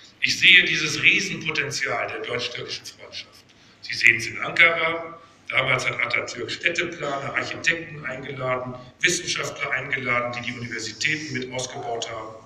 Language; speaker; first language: German; native; German